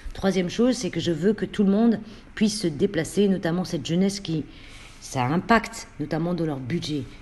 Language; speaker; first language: French; native; French